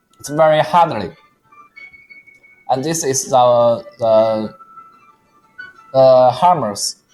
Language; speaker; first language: English; non-native, learner; Chinese